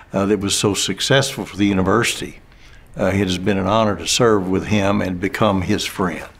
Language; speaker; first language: English; native; English